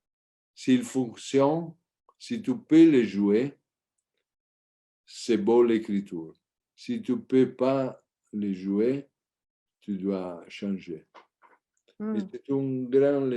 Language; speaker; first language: French; non-native, learner; Italian